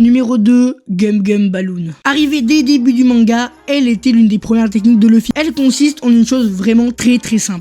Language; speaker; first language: French; native; French